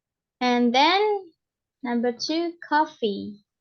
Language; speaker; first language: English; non-native, fluent; Indonesian